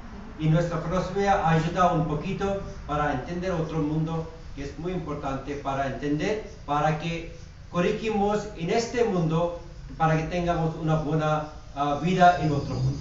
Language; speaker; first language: Spanish; non-native, fluent; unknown